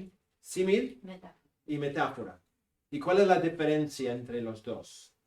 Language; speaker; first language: Spanish; non-native, fluent; English